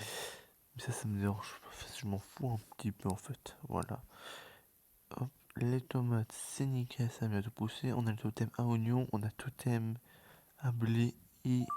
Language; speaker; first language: French; native; French